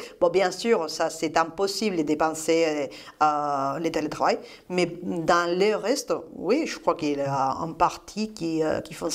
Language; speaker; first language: French; non-native, fluent; Spanish